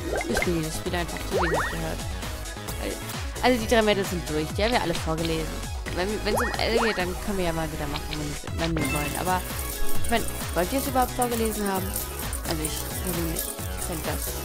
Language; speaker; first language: German; native; German